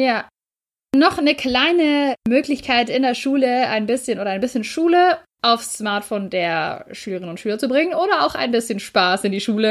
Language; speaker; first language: German; native; German